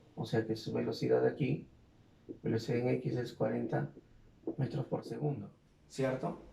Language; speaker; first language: Spanish; native; Spanish